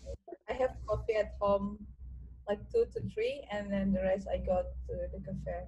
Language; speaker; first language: English; non-native, learner; Indonesian